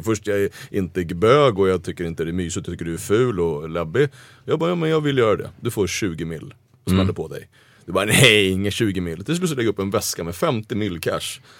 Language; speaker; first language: Swedish; native; Swedish